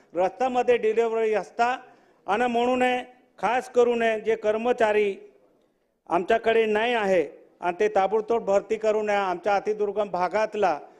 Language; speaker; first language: Marathi; non-native, local second language; Bhili